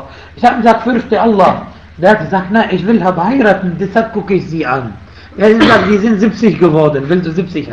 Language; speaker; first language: German; non-native, fluent; Arabic